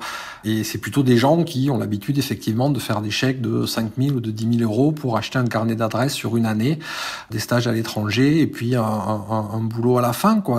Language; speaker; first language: French; native; French